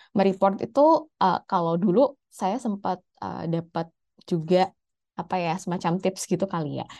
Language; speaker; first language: Indonesian; native; Indonesian